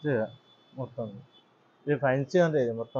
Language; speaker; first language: Telugu; non-native, local second language; Urdu